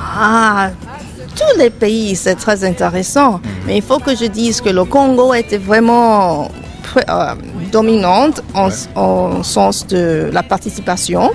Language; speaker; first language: French; non-native, fluent; English